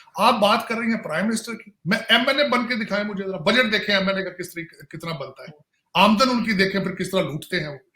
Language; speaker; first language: Urdu; non-native, local second language; Punjabi